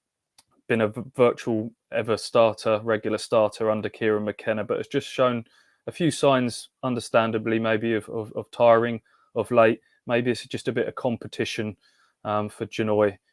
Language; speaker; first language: English; native; English